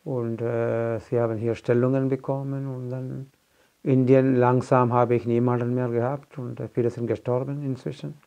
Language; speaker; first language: German; non-native, fluent; Malayalam